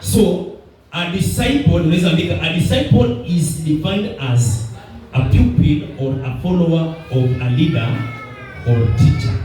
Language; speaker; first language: English; non-native, local second language; Swahili